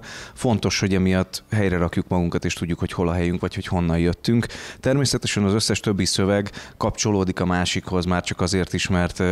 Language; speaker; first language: Hungarian; native; Hungarian